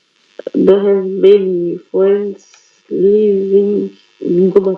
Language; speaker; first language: English; non-native, learner; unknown